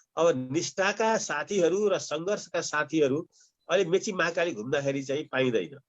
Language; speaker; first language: Nepali; native; Nepali